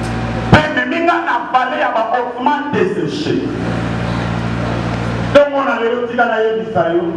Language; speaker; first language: French; non-native, local second language; Lingala